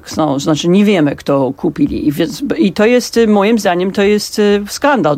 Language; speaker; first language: Polish; non-native, fluent; English